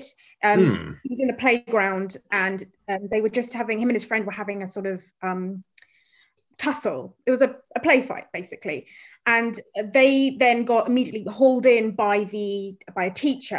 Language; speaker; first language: English; native; English